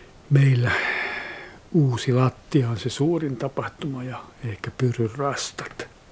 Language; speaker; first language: Finnish; native; Finnish